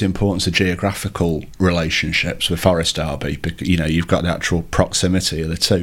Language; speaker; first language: English; native; English